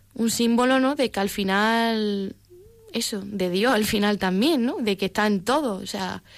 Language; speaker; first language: Spanish; native; Spanish